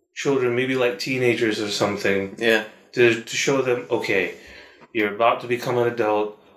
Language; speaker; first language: English; non-native, local second language; Malay